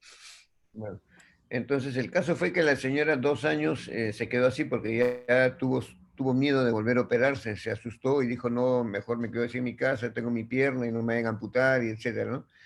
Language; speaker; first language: Spanish; native; Spanish